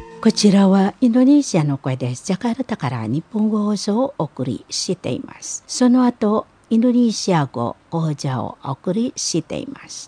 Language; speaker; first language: Japanese; non-native, fluent; Indonesian